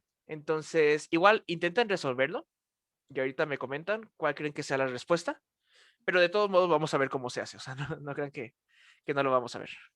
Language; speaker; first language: Spanish; native; Spanish